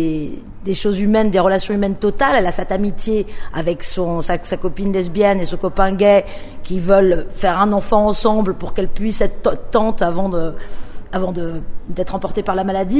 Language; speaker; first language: French; native; French